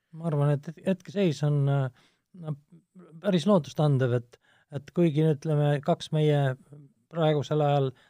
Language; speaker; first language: Estonian; native; Estonian